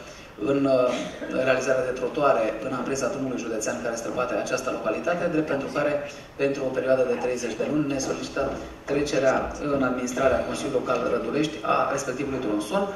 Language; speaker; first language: Romanian; native; Romanian